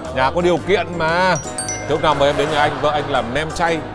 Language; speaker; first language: Vietnamese; native; Vietnamese